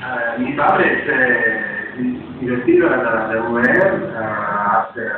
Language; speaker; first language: Spanish; non-native, learner; English